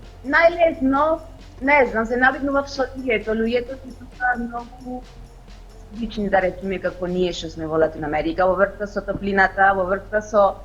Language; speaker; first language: Macedonian; non-native, fluent; Spanish